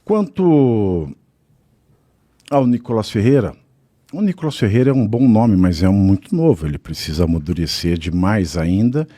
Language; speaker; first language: Portuguese; native; Portuguese